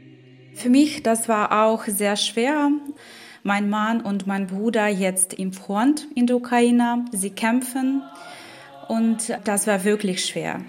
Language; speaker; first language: German; non-native, learner; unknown